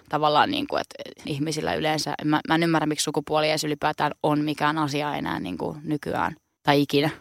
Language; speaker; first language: Finnish; native; Finnish